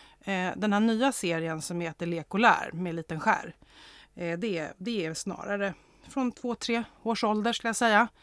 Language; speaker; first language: Swedish; native; Swedish